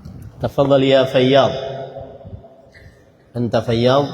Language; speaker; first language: Arabic; non-native, fluent; Indonesian